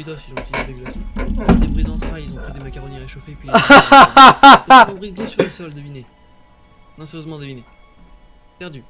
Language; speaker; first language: French; native; French